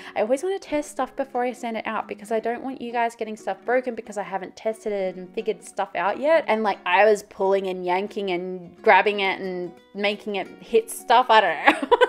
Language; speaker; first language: English; native; English